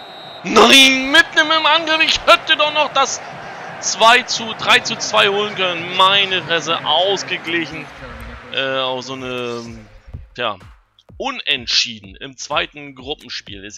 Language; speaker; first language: German; native; German